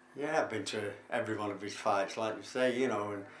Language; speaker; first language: English; native; English